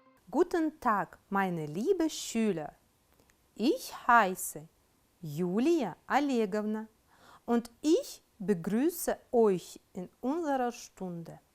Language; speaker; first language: German; non-native, fluent; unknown